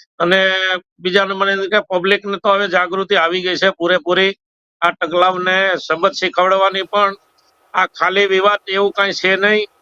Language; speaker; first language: Gujarati; native; Gujarati